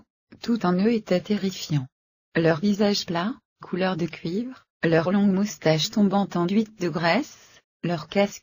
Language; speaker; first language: French; native; French